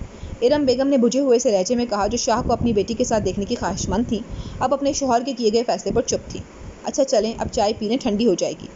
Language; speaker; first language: Urdu; native; Urdu